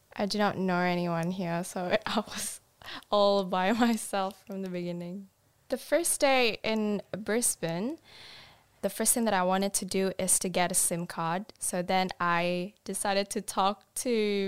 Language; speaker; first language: English; non-native, fluent; Indonesian